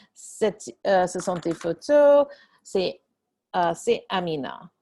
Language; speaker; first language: French; non-native, fluent; English